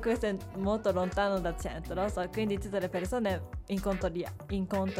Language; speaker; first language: Italian; non-native, learner; Japanese